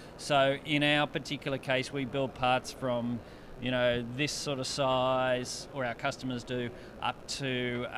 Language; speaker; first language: English; native; English